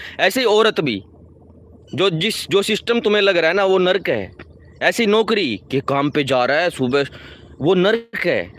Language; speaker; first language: Hindi; native; Hindi